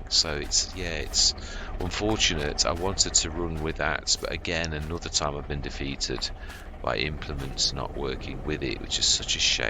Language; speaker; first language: English; native; English